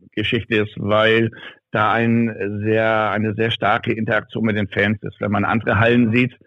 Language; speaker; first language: German; native; German